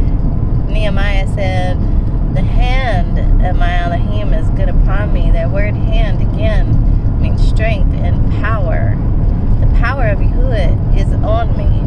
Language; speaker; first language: English; native; English